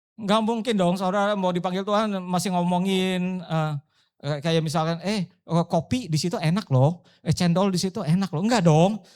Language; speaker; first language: Indonesian; native; Indonesian